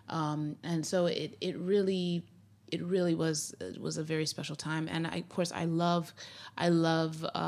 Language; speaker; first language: English; native; English